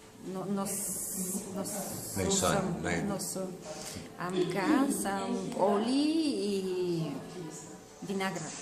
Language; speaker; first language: Catalan; non-native, local second language; Spanish